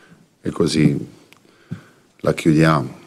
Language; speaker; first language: Italian; non-native, fluent; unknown